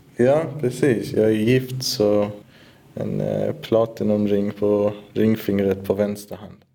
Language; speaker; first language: Swedish; early bilingual, other home language; Persian